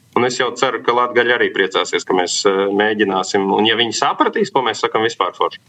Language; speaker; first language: Latvian; native; Latvian